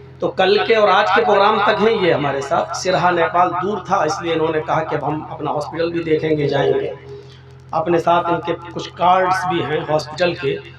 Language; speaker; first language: Urdu; native; Urdu